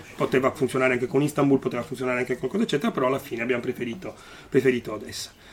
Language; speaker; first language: Italian; native; Italian